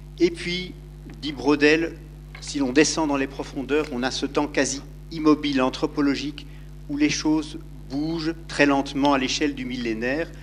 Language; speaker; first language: French; native; French